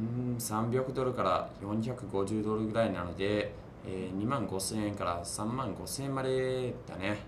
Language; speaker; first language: Japanese; non-native, fluent; English